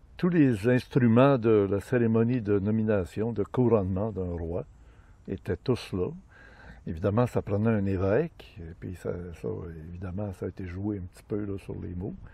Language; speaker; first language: French; native; French